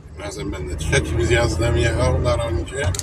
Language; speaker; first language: Polish; native; Polish